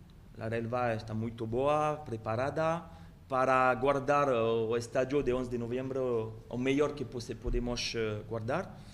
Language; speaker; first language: Portuguese; non-native, learner; French